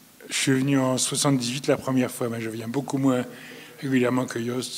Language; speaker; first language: French; native; French